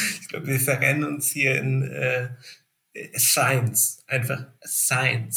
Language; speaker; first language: German; native; German